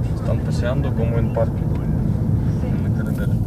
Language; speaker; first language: Spanish; non-native, fluent; Russian